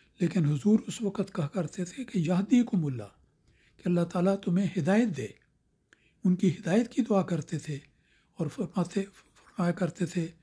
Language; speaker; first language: Urdu; native; Urdu